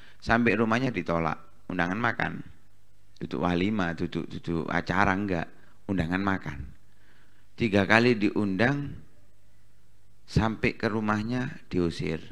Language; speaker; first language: Indonesian; non-native, local second language; Javanese